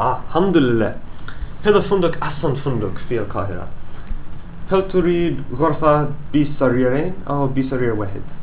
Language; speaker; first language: Arabic; non-native, learner; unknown